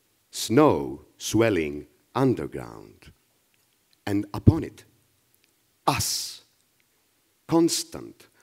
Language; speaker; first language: English; non-native, fluent; Greek